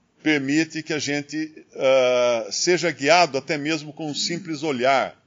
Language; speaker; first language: Portuguese; native; Portuguese